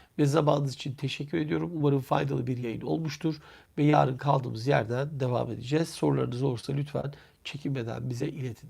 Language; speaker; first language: Turkish; native; Turkish